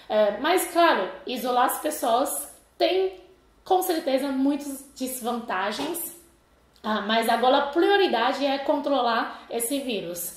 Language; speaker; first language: Portuguese; non-native, fluent; Chinese